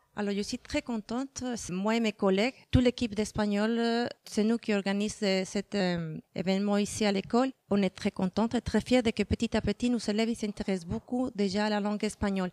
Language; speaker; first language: French; non-native, fluent; Spanish